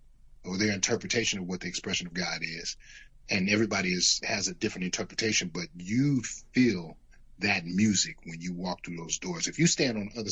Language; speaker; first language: English; native; English